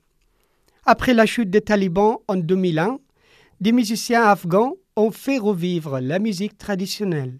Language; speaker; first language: French; non-native, fluent; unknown